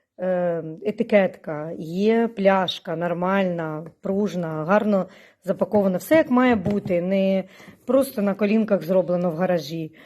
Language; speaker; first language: Ukrainian; non-native, local second language; Russian